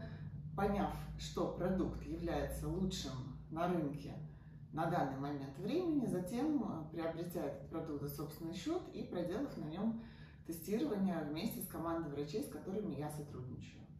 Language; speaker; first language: Russian; native; Russian